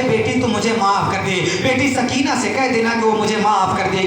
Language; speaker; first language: Urdu; native; Urdu